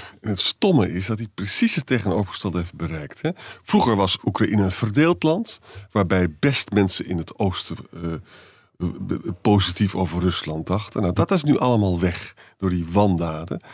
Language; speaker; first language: Dutch; native; Dutch